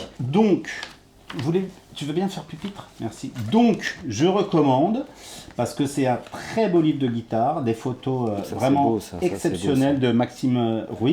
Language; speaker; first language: French; native; French